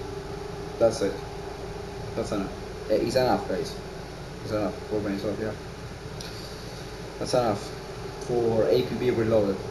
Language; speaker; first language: English; non-native, learner; Italian